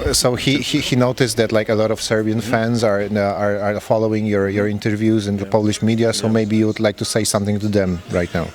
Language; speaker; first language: English; non-native, fluent; Polish